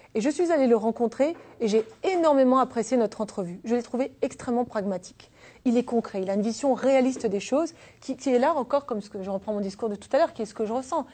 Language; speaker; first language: French; native; French